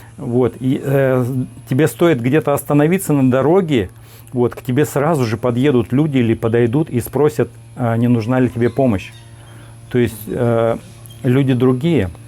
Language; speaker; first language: Russian; native; Russian